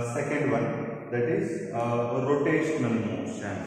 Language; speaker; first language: English; non-native, local second language; Kannada